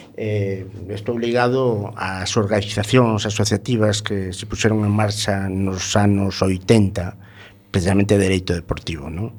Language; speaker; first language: Galician; non-native, local second language; Spanish